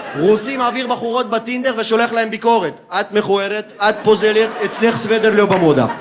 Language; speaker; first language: Hebrew; early bilingual, other home language; Russian